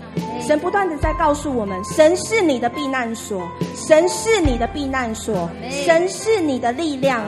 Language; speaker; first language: Chinese; native; Chinese